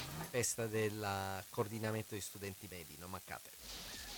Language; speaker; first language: Italian; native; Italian